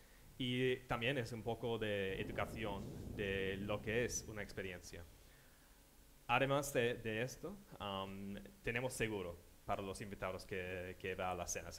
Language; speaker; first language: Spanish; non-native, fluent; English